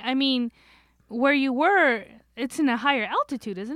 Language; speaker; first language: English; native; English